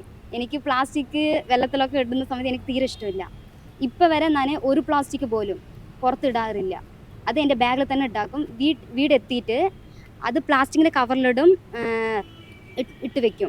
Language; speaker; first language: Malayalam; non-native, local second language; Tamil